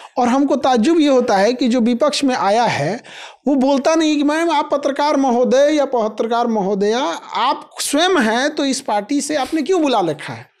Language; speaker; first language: Hindi; native; Hindi